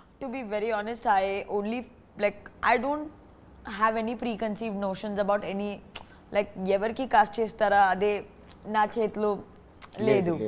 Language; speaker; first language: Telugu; non-native, learner; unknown